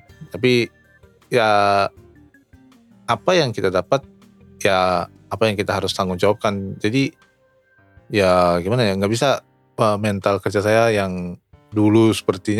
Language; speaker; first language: Indonesian; early bilingual, other home language; Japanese